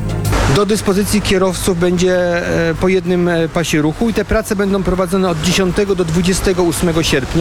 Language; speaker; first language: Polish; native; Polish